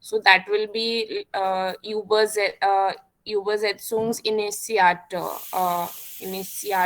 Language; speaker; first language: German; non-native, fluent; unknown